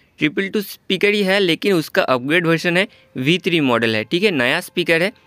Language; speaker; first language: Hindi; non-native, local second language; Bangla